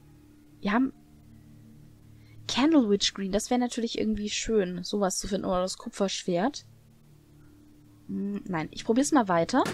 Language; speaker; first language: German; native; German